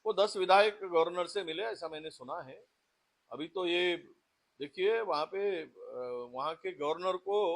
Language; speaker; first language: Hindi; non-native, local second language; Marathi